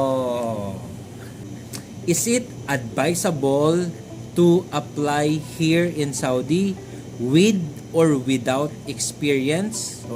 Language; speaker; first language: English; non-native, learner; Filipino